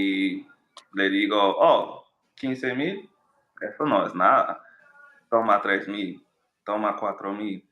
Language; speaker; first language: Spanish; non-native, learner; English